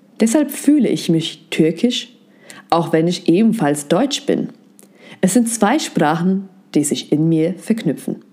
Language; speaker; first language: German; native; German